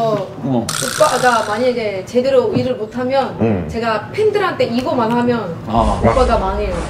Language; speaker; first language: Korean; non-native, fluent; Arabic